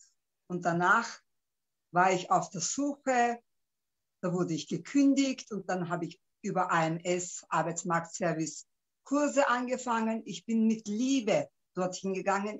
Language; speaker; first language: German; non-native, local second language; Turkish